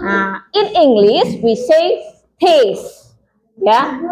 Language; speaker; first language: English; non-native, local second language; Indonesian